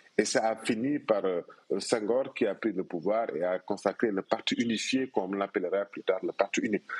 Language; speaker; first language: French; non-native, local second language; Wolof